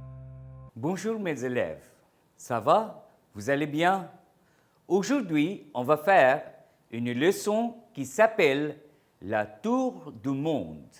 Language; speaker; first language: French; non-native, fluent; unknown